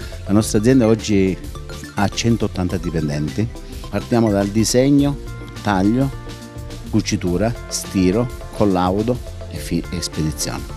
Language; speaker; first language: Italian; native; Italian